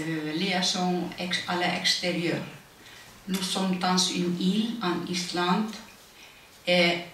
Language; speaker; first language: French; non-native, fluent; Icelandic